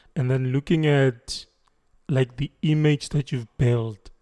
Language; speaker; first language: English; non-native, local second language; Zulu